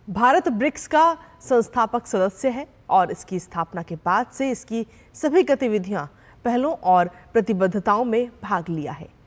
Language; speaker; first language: Hindi; native; Hindi